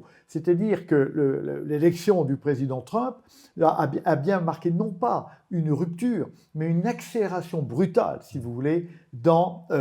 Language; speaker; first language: French; native; French